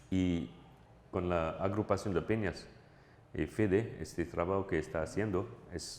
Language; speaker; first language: Spanish; non-native, fluent; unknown